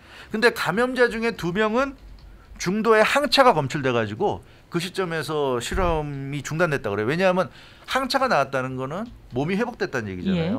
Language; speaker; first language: Korean; native; Korean